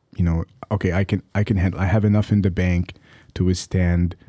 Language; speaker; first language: English; early bilingual, other home language; Arabic